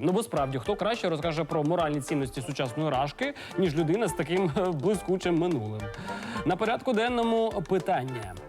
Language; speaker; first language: Ukrainian; native; Ukrainian